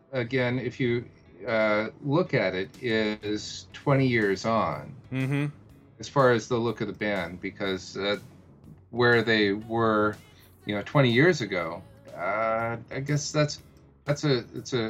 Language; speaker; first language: English; native; English